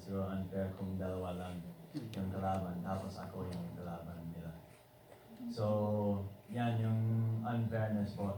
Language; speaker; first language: Filipino; early bilingual, heritage; Filipino